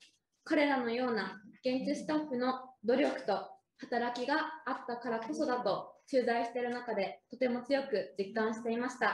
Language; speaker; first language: Japanese; native; Japanese